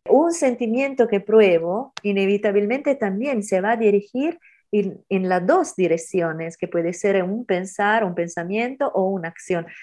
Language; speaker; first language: Spanish; non-native, fluent; Italian